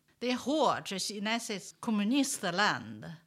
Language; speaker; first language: Swedish; non-native, learner; Chinese